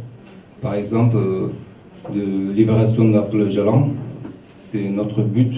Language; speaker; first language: French; non-native, learner; Kurdish